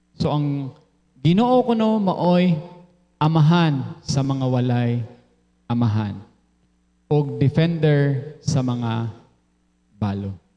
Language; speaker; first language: Cebuano; non-native, local second language; Filipino